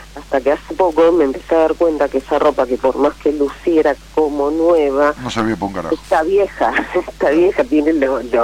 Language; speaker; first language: Spanish; native; Spanish